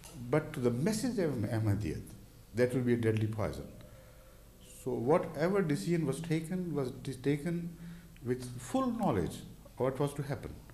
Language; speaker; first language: English; non-native, local second language; Punjabi